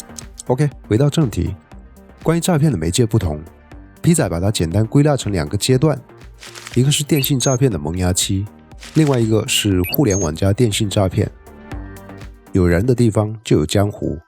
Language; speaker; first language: Chinese; native; Chinese